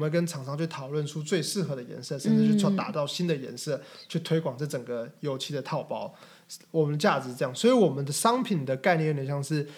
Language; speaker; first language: Chinese; native; Chinese